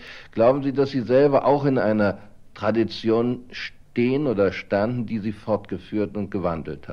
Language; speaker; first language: German; native; German